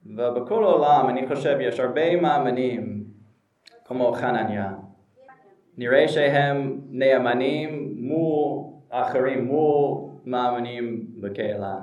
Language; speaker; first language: Hebrew; non-native, fluent; English